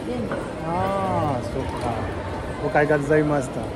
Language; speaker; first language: Japanese; non-native, learner; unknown